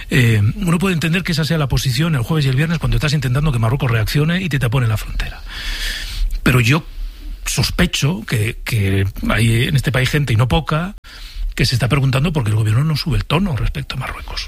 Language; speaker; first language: Spanish; native; Spanish